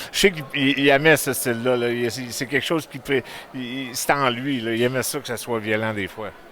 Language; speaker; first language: French; native; French